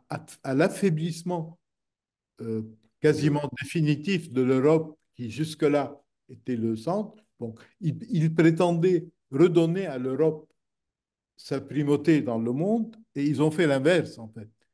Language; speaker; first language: French; non-native, local second language; Arabic